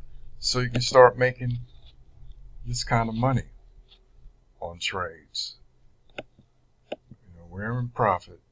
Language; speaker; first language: English; native; English